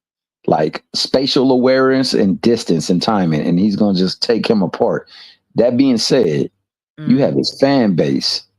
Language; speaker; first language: English; native; English